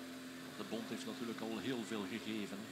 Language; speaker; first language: Dutch; native; Dutch